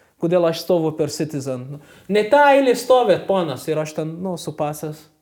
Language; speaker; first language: Lithuanian; non-native, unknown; Arabic